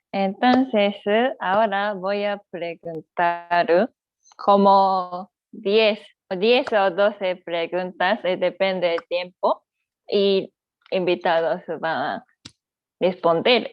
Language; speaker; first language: Spanish; non-native, learner; Japanese